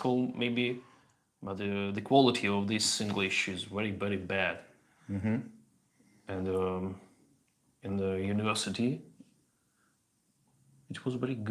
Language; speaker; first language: English; non-native, learner; Russian